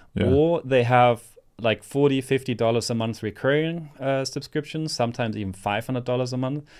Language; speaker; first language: English; non-native, fluent; German